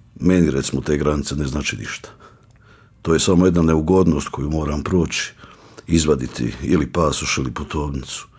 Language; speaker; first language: Croatian; native; Croatian